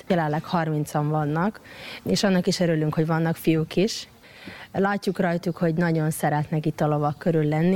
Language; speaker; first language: Hungarian; native; Hungarian